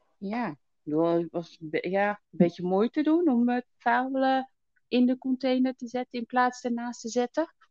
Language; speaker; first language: Dutch; native; Dutch